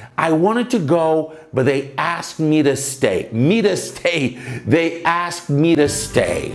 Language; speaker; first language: English; non-native, fluent; Portuguese